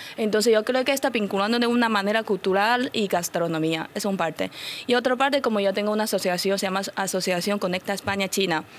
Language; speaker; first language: Spanish; non-native, fluent; Chinese